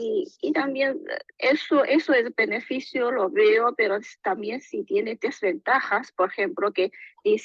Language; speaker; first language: Spanish; non-native, learner; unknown